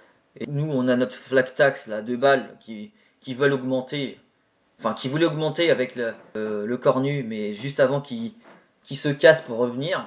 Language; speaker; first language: French; native; French